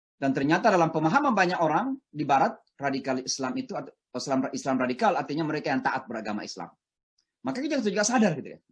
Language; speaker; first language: Indonesian; non-native, local second language; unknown